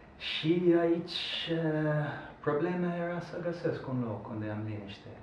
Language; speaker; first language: Romanian; non-native, fluent; English